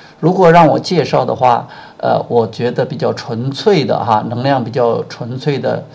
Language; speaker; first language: Chinese; native; Chinese